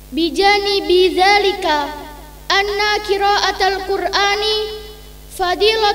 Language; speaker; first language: Arabic; non-native, learner; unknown